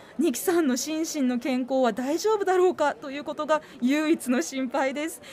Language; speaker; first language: Japanese; native; Japanese